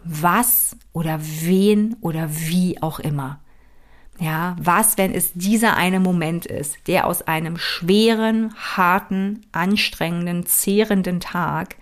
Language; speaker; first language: German; native; German